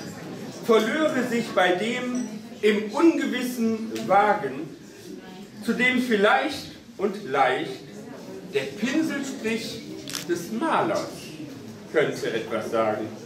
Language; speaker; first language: German; native; German